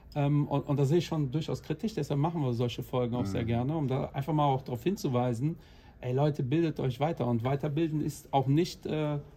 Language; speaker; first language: German; non-native, fluent; Portuguese